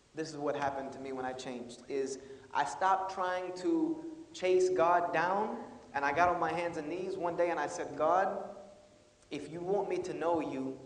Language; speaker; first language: English; native; English